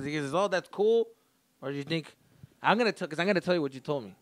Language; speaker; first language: English; early bilingual, other home language; Spanish